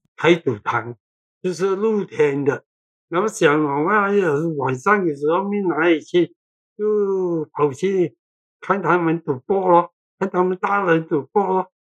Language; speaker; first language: Chinese; non-native, local second language; Cantonese